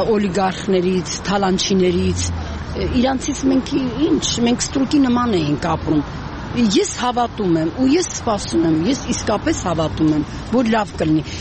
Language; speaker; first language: Armenian; native; Armenian